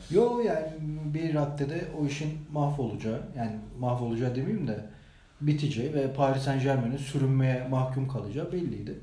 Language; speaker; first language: Turkish; native; Turkish